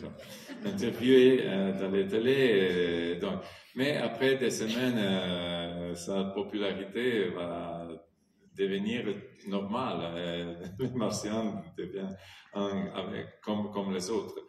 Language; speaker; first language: French; non-native, fluent; Italian